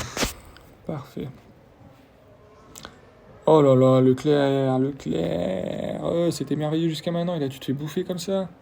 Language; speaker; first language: French; native; French